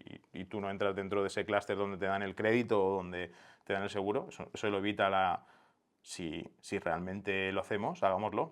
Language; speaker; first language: Spanish; native; Spanish